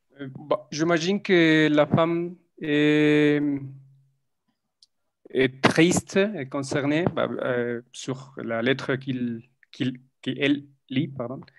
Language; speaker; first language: French; non-native, fluent; Spanish